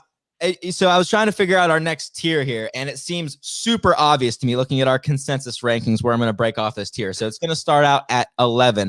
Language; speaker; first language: English; native; English